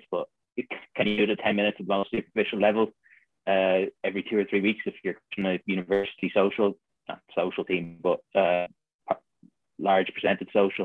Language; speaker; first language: English; native; English